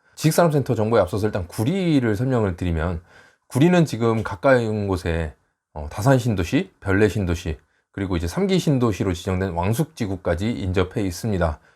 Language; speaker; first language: Korean; native; Korean